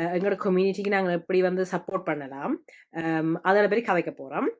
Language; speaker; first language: Tamil; early bilingual, heritage; Tamil